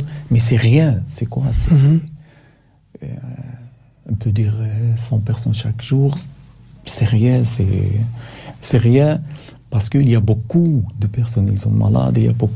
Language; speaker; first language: French; non-native, learner; Arabic